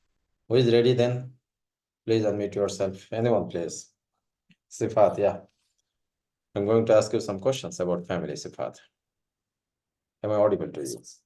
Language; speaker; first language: English; non-native, fluent; Bangla